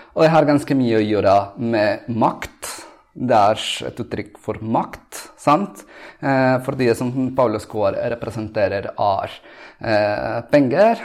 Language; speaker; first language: Norwegian; non-native, fluent; Spanish